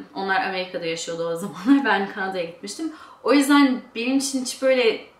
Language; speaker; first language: Turkish; early bilingual, heritage; Turkish